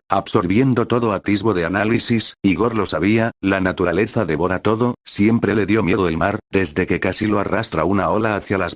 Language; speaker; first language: Spanish; native; Spanish